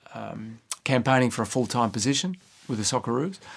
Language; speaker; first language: English; native; English